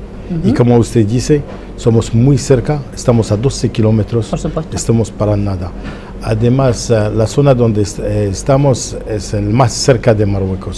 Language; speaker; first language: Spanish; non-native, fluent; Arabic